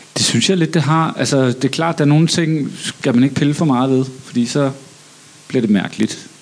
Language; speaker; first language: Danish; native; Danish